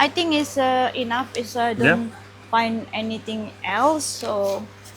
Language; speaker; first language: English; non-native, learner; Indonesian